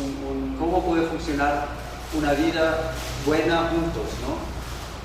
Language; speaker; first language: Spanish; non-native, learner; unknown